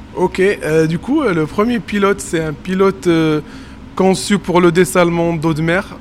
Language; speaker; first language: French; non-native, local second language; Arabic